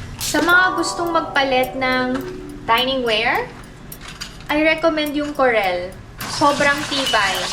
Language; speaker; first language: Filipino; native; Filipino